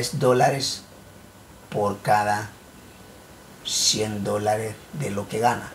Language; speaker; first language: Spanish; native; Spanish